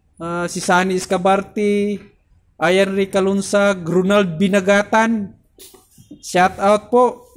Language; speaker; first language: Filipino; non-native, local second language; Cebuano